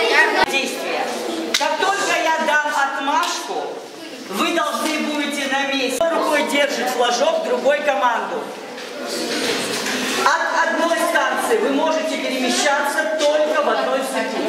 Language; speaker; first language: Russian; native; Russian